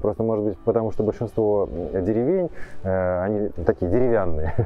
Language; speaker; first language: Russian; native; Russian